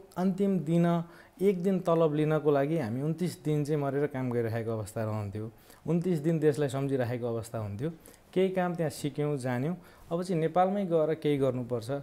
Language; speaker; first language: Nepali; native; Nepali